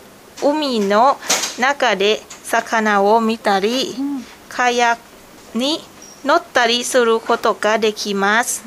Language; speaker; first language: Japanese; non-native, learner; Thai